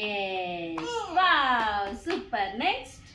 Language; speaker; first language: English; non-native, local second language; Telugu